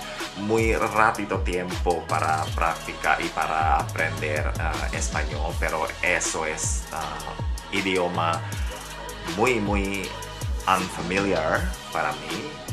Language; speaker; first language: Spanish; non-native, learner; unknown